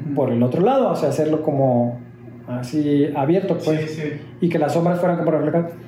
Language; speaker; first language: Spanish; native; Spanish